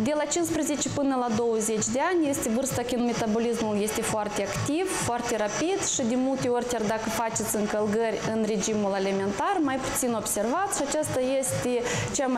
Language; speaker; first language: Romanian; native; Romanian